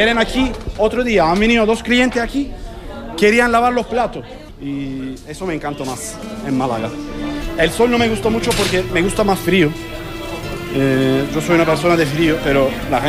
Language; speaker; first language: Spanish; non-native, learner; Turkish